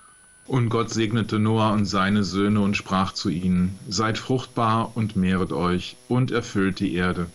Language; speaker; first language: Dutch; non-native, fluent; German